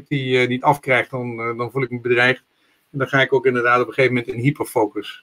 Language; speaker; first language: Dutch; native; Dutch